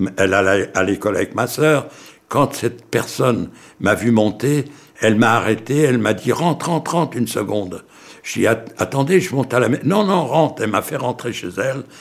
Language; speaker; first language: French; early bilingual, other home language; Yiddish